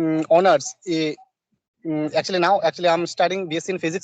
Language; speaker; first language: English; non-native, learner; Bangla